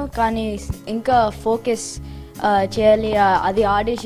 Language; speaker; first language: Telugu; early bilingual, heritage; Telugu